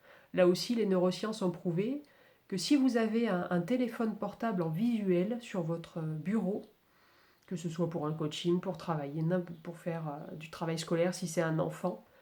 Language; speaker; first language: French; native; French